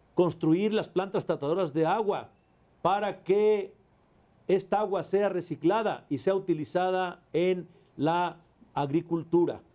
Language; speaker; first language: Spanish; native; Spanish